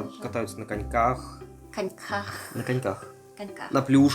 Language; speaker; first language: Russian; native; Russian